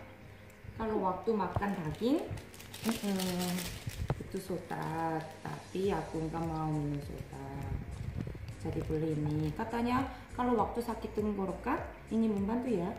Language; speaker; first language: Indonesian; non-native, fluent; Korean